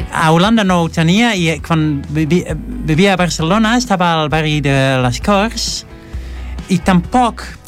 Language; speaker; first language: Catalan; non-native, fluent; Dutch